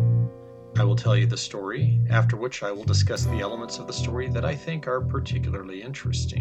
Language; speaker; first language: English; native; English